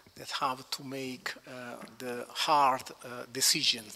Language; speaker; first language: English; non-native, fluent; Italian